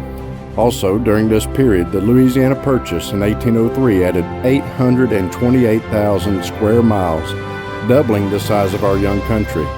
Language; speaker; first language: English; native; English